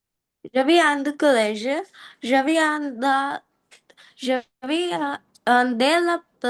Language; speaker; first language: French; non-native, learner; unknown